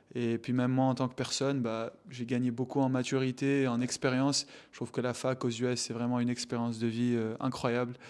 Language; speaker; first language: French; non-native, local second language; Arabic